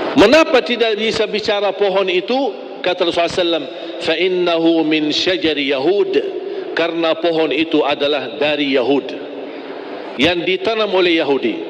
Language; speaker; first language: Malay; non-native, fluent; Arabic